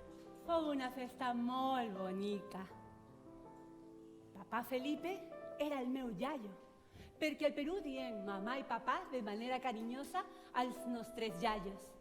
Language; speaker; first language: Catalan; non-native, learner; Spanish